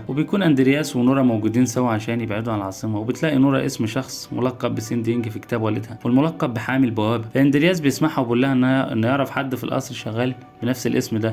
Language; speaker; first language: Arabic; native; Arabic